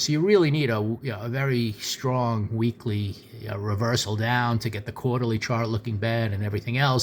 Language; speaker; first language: English; native; English